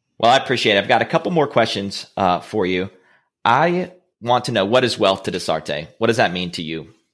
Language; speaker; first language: English; native; English